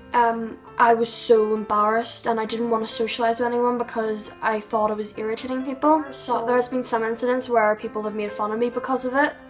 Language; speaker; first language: English; native; English